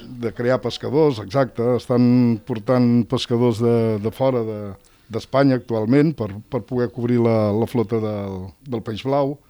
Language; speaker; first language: Catalan; native; Catalan